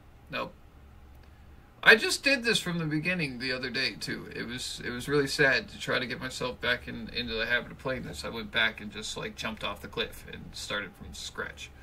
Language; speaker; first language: English; native; English